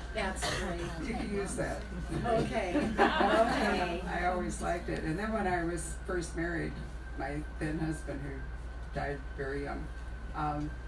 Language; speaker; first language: English; native; English